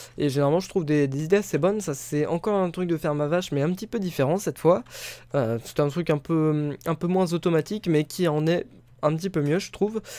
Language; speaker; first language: French; native; French